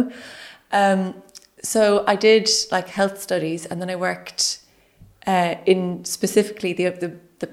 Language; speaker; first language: English; native; English